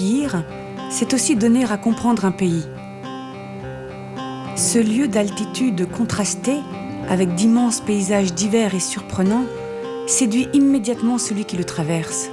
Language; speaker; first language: French; native; French